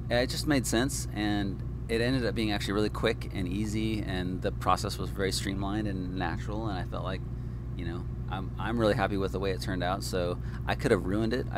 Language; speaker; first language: English; native; English